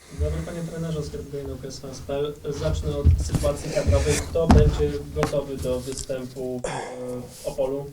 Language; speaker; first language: Polish; native; Polish